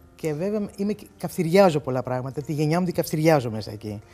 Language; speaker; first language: Greek; native; Greek